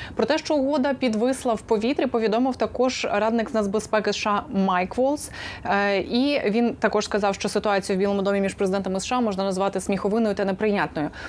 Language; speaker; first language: Ukrainian; native; Ukrainian